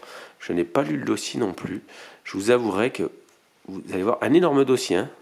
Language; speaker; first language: French; native; French